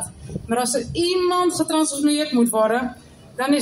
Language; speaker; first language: Dutch; native; Dutch